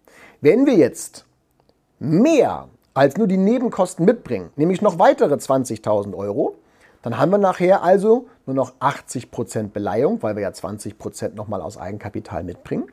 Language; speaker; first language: German; native; German